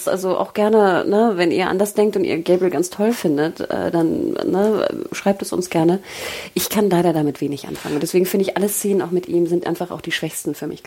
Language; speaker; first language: German; native; German